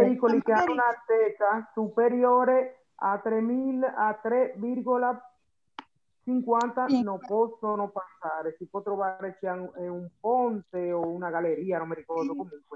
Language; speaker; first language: Italian; non-native, fluent; Spanish